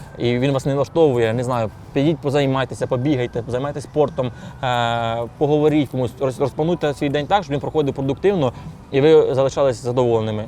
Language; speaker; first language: Ukrainian; non-native, local second language; Russian